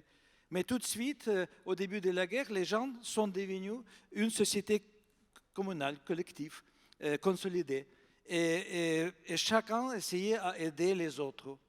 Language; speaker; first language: French; non-native, fluent; Russian